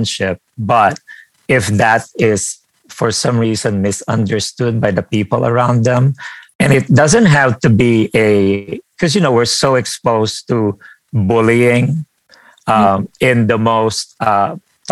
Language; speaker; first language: English; non-native, local second language; Filipino